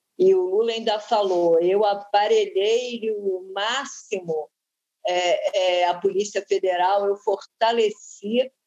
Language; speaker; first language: Portuguese; native; Portuguese